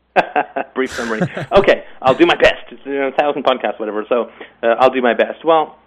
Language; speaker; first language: English; native; English